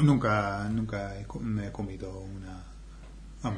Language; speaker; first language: Spanish; non-native, fluent; English